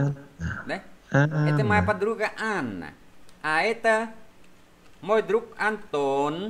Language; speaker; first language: Russian; non-native, fluent; Vietnamese